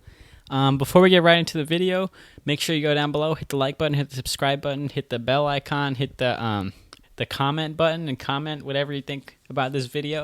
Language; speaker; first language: English; native; English